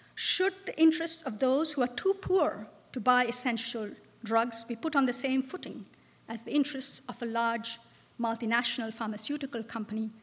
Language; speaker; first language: English; non-native, local second language; Bangla